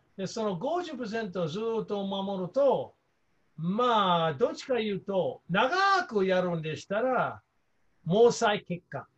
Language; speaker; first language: Japanese; non-native, fluent; English